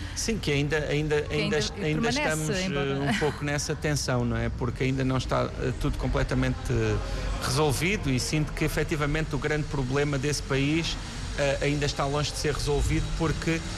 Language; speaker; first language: Portuguese; native; Portuguese